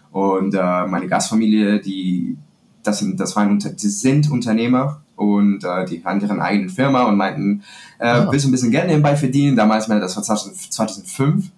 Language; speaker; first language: German; non-native, fluent; Spanish